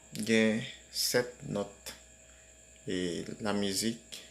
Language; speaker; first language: French; non-native, learner; Haitian Creole